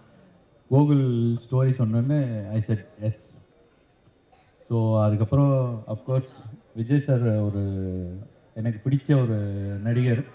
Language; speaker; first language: Tamil; early bilingual, heritage; Tamil